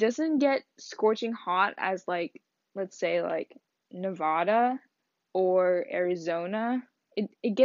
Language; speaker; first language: English; early bilingual, other home language; Vietnamese